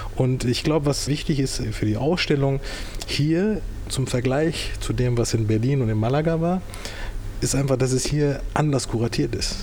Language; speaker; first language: German; early bilingual, other home language; Turkish